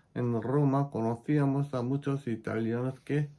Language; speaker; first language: Spanish; non-native, fluent; Korean